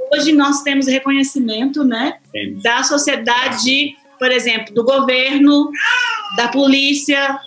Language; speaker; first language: Portuguese; native; Portuguese